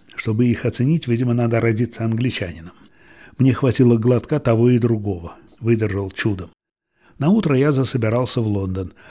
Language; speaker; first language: Russian; native; Russian